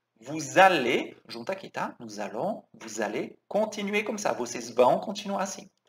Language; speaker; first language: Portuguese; non-native, fluent; French